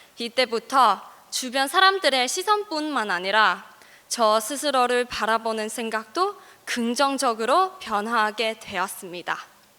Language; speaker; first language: Korean; non-native, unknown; Cantonese